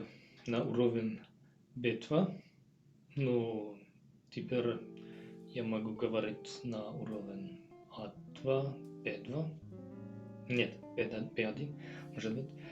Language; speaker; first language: Russian; non-native, learner; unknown